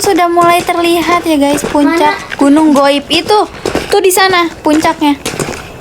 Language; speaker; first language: Indonesian; native; Indonesian